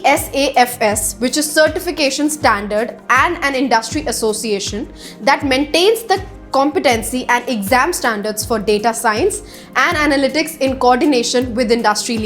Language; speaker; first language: English; non-native, local second language; Hindi